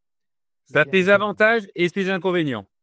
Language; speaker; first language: French; native; French